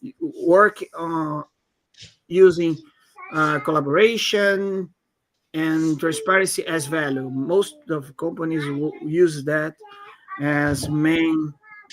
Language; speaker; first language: English; non-native, fluent; Portuguese